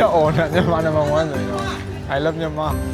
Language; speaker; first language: Burmese; native; Burmese